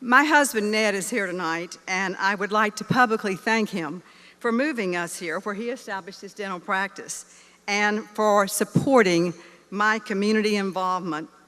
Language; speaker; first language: English; native; English